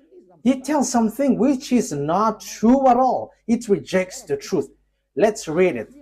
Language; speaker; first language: English; non-native, fluent; Malagasy